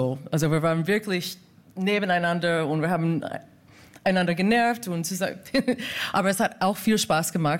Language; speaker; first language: German; non-native, fluent; English